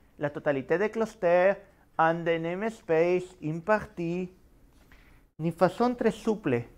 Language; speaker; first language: French; non-native, fluent; Spanish